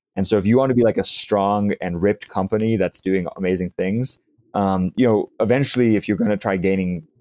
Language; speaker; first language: English; native; English